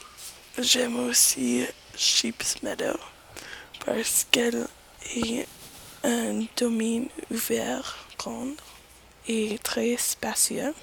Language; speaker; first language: French; non-native, learner; English